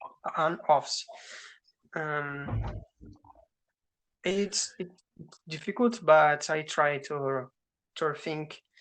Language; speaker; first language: English; non-native, learner; Portuguese